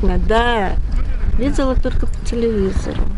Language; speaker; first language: Russian; native; Russian